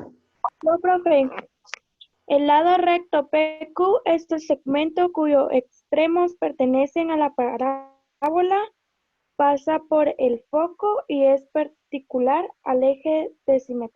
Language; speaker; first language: Spanish; native; Spanish